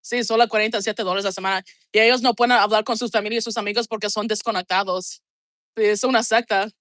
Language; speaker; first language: Spanish; non-native, learner; English